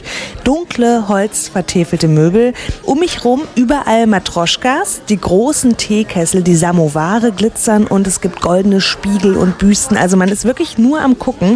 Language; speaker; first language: German; native; German